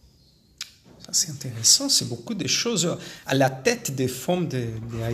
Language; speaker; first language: French; non-native, fluent; Portuguese